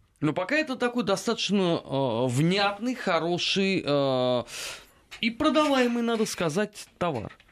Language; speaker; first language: Russian; native; Russian